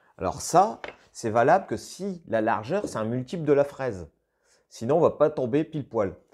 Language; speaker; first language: French; native; French